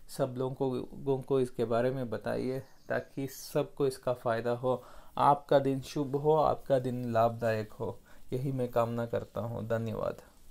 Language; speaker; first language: Hindi; non-native, local second language; Kannada